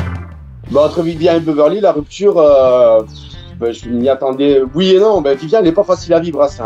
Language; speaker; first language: French; native; French